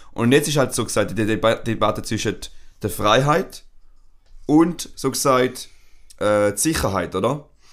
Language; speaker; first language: German; non-native, fluent; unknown